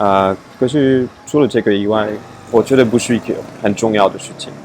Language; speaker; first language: Chinese; non-native, fluent; French